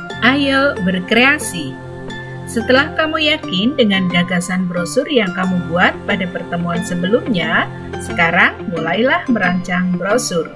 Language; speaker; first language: Indonesian; native; Indonesian